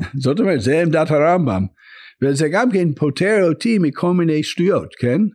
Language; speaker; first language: Hebrew; non-native, fluent; English